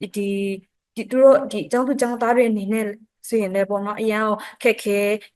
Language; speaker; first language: Burmese; non-native, local second language; Pa'o Karen